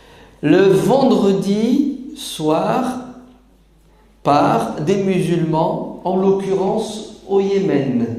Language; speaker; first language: French; native; French